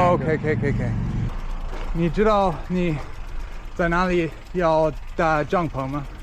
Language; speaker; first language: Chinese; non-native, learner; English